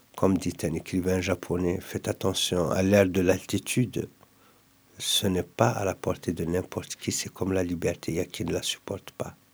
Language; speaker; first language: French; non-native, local second language; Kabyle